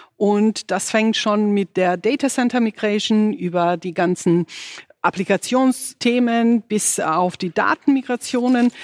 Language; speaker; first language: German; non-native, fluent; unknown